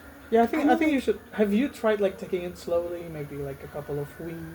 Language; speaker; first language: English; non-native, fluent; Indonesian